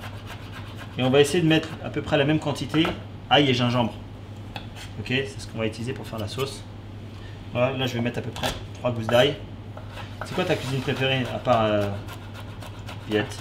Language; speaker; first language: French; native; French